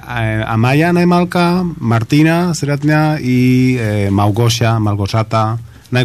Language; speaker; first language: Bulgarian; non-native, learner; Spanish